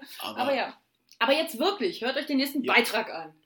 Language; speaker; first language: German; native; German